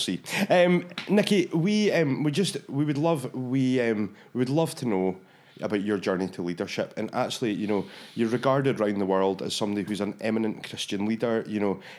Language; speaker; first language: English; native; English